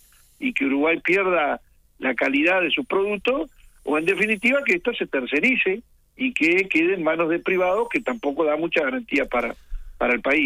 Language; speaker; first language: Spanish; native; Spanish